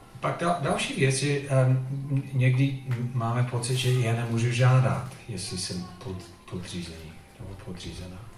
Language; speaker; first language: Czech; non-native, fluent; English